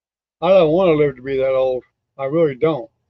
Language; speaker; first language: English; native; English